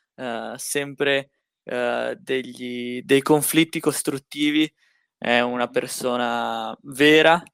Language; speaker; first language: Italian; native; Italian